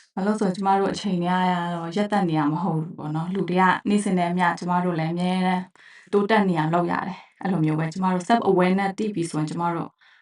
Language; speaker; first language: Burmese; non-native, local second language; Shan